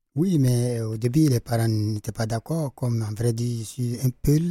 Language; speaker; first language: French; non-native, local second language; Fula